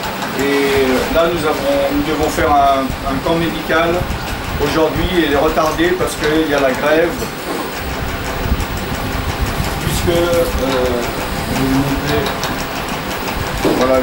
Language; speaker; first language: French; native; French